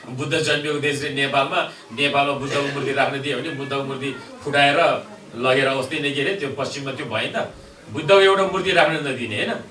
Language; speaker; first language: Nepali; non-native, local second language; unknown